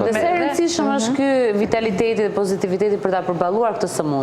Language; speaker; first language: Albanian; native; Albanian